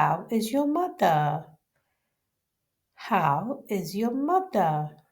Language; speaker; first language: English; non-native, local second language; Urdu